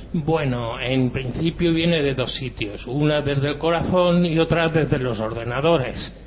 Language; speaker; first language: Spanish; early bilingual, other home language; German